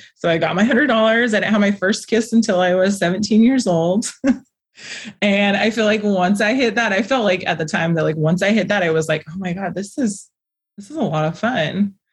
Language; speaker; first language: English; native; English